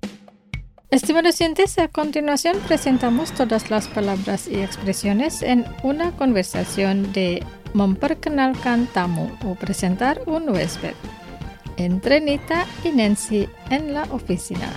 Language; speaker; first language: Spanish; non-native, fluent; Indonesian